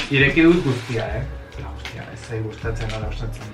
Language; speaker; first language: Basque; non-native, local second language; Spanish